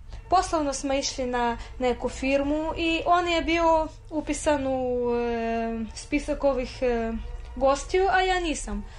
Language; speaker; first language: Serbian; non-native, fluent; Russian